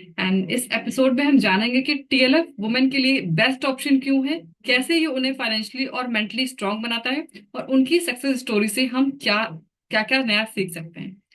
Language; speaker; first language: Hindi; native; Hindi